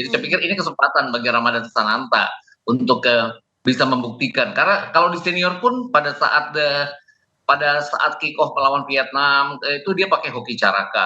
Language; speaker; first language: Indonesian; native; Indonesian